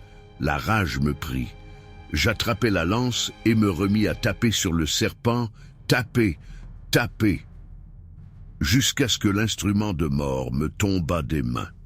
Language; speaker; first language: French; native; French